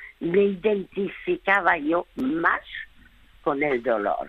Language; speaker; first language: Spanish; early bilingual, other home language; French